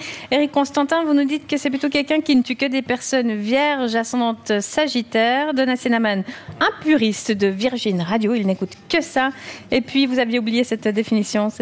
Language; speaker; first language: French; native; French